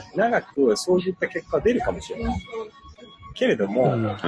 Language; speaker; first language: Japanese; non-native, fluent; English